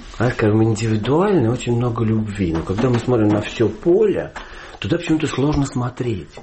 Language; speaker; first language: Russian; native; Russian